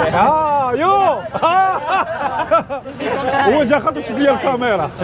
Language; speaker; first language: English; non-native, learner; Arabic